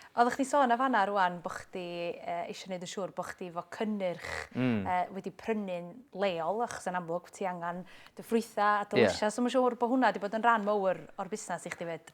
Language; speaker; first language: Welsh; native; Welsh